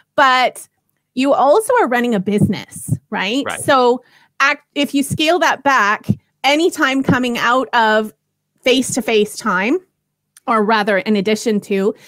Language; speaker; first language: English; native; English